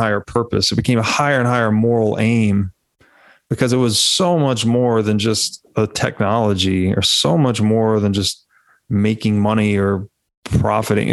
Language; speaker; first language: English; native; English